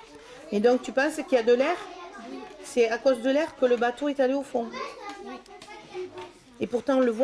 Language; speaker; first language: French; native; French